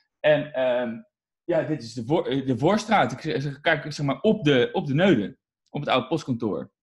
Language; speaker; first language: Dutch; native; Dutch